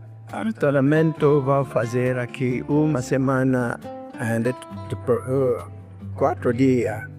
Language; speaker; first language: Portuguese; non-native, learner; Lingala